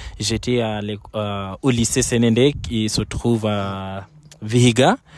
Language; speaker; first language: French; non-native, fluent; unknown